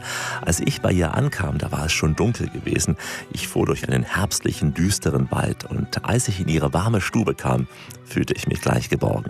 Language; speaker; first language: German; native; German